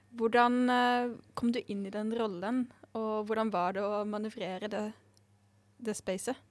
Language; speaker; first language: Norwegian; native; Norwegian